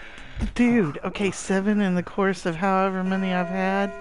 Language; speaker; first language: English; native; English